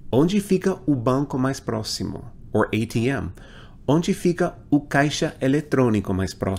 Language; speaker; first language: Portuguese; non-native, fluent; English